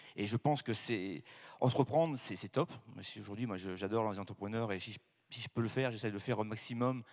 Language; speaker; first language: French; native; French